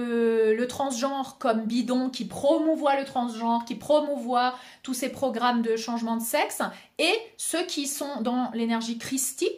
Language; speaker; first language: French; native; French